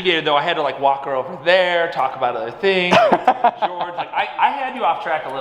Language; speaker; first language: English; native; English